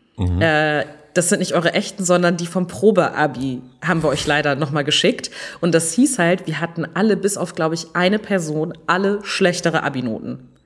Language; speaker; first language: German; early bilingual, other home language; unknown